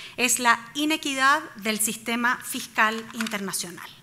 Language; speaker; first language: Spanish; native; Spanish